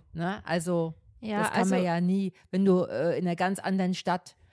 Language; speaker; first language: German; native; German